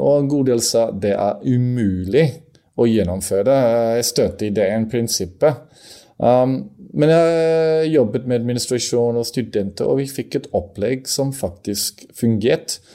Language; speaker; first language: Norwegian; non-native, fluent; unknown